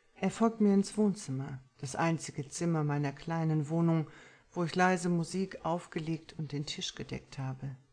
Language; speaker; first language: German; native; German